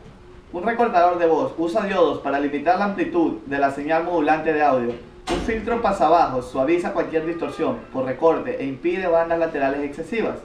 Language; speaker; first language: Spanish; native; Spanish